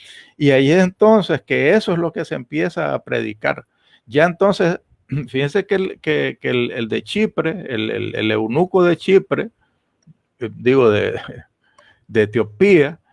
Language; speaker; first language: Spanish; native; Spanish